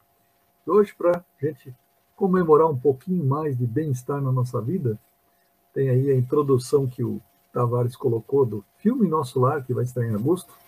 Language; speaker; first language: Portuguese; native; Portuguese